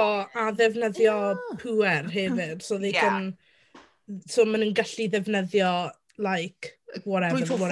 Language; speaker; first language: Welsh; non-native, local second language; English